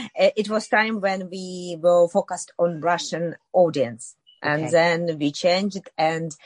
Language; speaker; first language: English; non-native, learner; Ukrainian